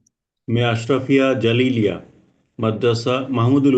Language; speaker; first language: Hindi; non-native, learner; Bangla